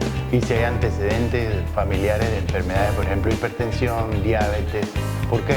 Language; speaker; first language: Spanish; native; Spanish